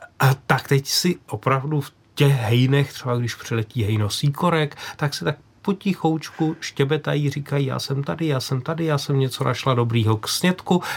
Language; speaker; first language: Czech; native; Czech